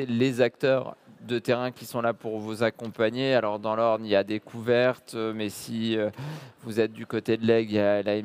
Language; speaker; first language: French; native; French